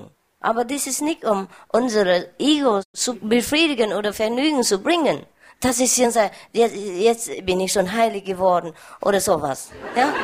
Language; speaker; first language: German; non-native, learner; Vietnamese